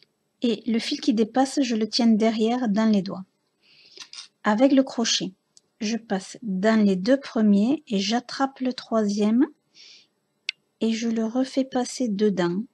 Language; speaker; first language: French; native; French